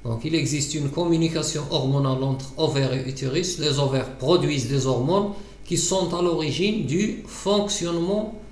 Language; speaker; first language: French; non-native, local second language; Arabic